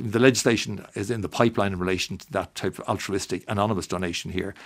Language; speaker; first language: English; native; English